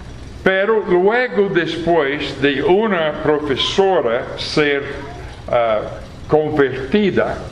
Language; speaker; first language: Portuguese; non-native, fluent; English